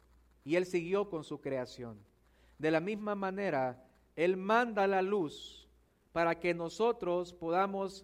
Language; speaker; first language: Spanish; native; Spanish